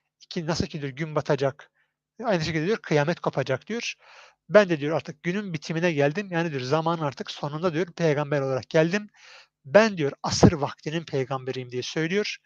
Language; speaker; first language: Turkish; native; Turkish